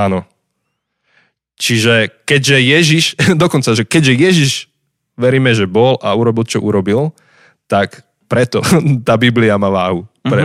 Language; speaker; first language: Slovak; native; Slovak